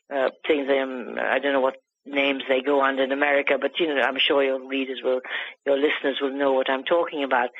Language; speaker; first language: English; native; English